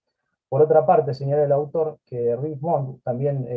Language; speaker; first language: Spanish; native; Spanish